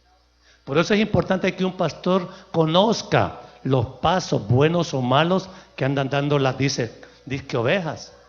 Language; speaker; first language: Spanish; native; Spanish